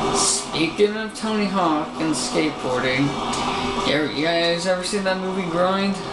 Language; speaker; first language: English; native; English